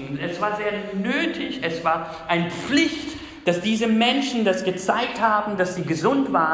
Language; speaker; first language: German; non-native, fluent; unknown